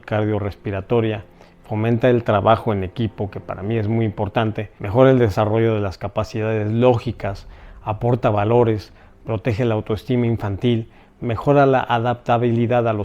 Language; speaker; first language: Spanish; native; Spanish